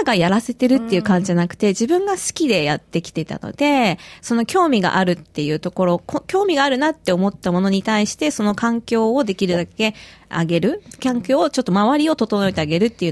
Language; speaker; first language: Japanese; native; Japanese